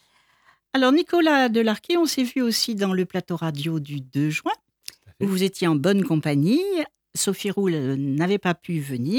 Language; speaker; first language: French; native; French